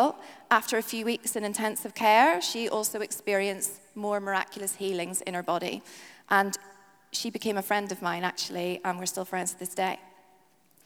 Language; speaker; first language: English; native; English